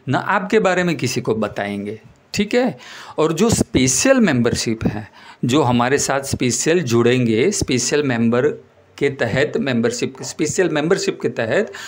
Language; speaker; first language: Hindi; non-native, local second language; Gujarati